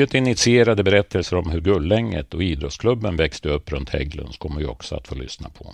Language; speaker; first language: Swedish; native; Swedish